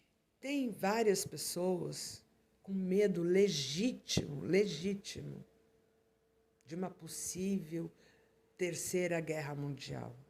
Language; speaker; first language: Portuguese; native; Portuguese